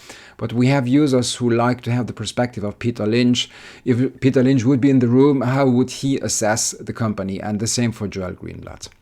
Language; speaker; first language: English; non-native, fluent; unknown